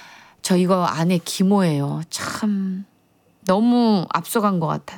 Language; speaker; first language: Korean; native; Korean